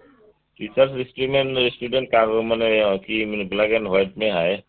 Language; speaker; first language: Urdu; non-native, local second language; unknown